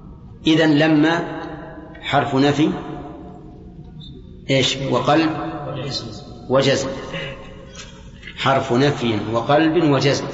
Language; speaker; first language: Arabic; native; Arabic